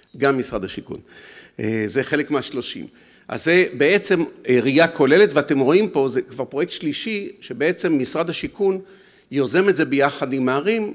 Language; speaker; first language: Hebrew; native; Hebrew